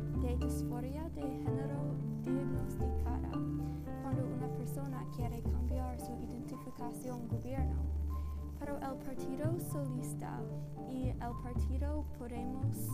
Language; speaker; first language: Spanish; non-native, learner; English